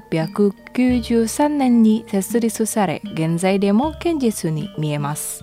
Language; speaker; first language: Japanese; non-native, fluent; Indonesian